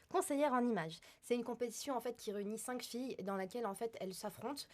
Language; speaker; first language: French; native; French